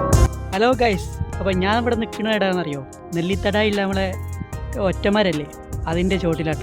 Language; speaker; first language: Malayalam; native; Malayalam